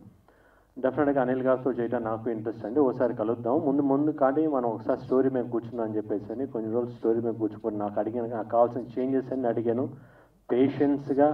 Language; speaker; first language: Telugu; native; Telugu